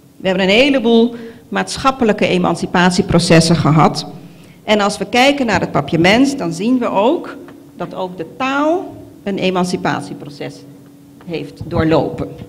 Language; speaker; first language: Dutch; non-native, local second language; Papiamento